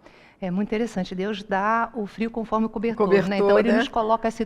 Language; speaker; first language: Portuguese; native; Portuguese